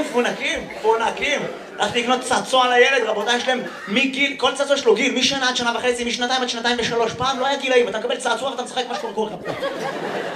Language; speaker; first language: Hebrew; native; Hebrew